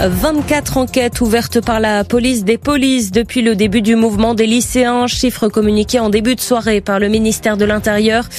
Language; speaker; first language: French; native; French